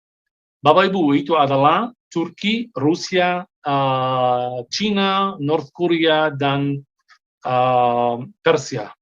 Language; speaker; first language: Indonesian; non-native, fluent; Hebrew